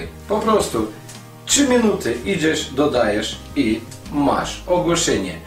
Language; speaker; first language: Polish; non-native, fluent; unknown